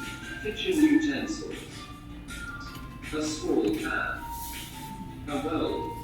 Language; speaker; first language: English; non-native, learner; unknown